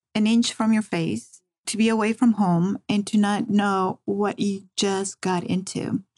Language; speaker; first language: English; early bilingual, other home language; Spanish